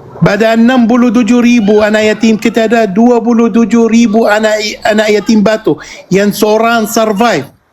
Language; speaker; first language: Malay; non-native, fluent; Arabic